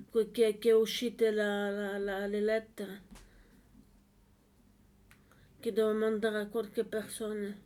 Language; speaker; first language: Italian; non-native, learner; French